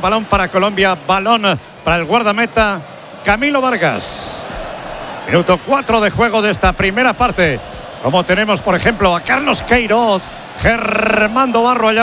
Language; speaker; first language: Spanish; native; Spanish